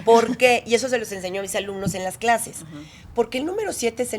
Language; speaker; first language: Spanish; native; Spanish